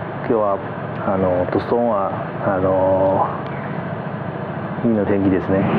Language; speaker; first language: Japanese; non-native, learner; Chinese